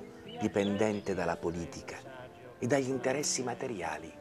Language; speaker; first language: Italian; native; Italian